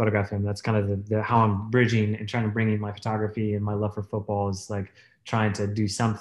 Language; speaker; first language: English; native; English